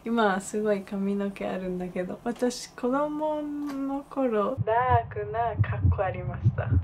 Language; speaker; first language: Japanese; non-native, fluent; Spanish